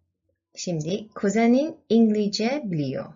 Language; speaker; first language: Turkish; non-native, learner; Chinese